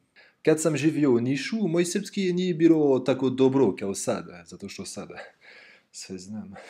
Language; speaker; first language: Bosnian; non-native, learner; French